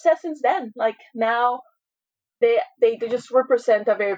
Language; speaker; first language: English; non-native, fluent; Spanish